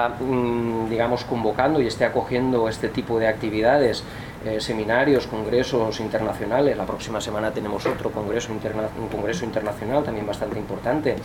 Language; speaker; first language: Spanish; native; Spanish